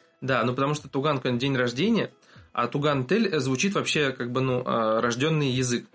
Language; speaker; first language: Russian; native; Russian